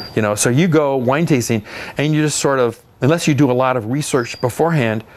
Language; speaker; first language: English; native; English